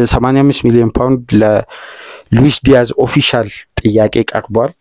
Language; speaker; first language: Amharic; native; Amharic